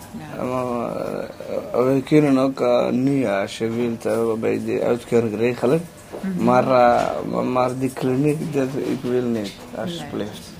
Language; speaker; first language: Dutch; non-native, learner; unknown